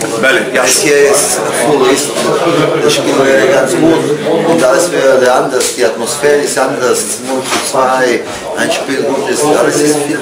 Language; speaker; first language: German; non-native, learner; Croatian